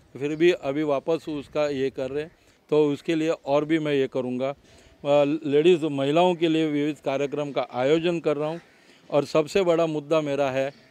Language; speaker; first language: Hindi; non-native, local second language; Marathi